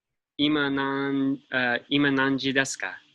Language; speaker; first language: Japanese; non-native, learner; English